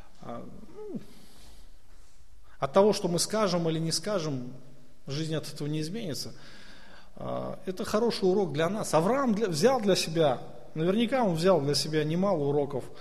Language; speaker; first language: Russian; native; Russian